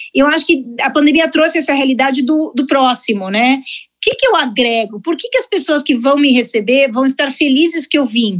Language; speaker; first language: Portuguese; early bilingual, heritage; Portuguese